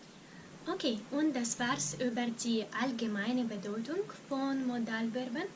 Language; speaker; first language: German; non-native, fluent; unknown